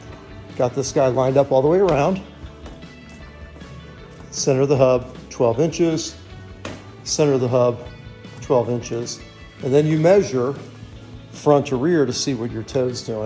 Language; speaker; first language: English; native; English